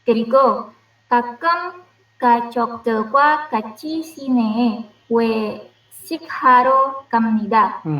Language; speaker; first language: Korean; non-native, learner; Indonesian